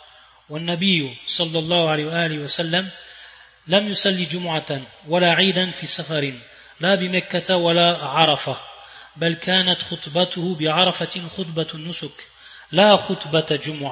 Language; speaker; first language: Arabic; non-native, fluent; French